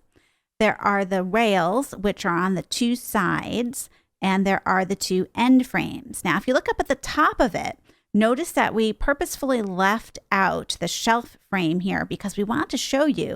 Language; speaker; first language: English; native; English